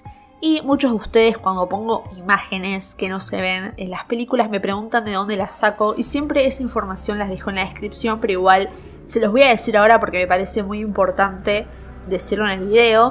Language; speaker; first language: Spanish; native; Spanish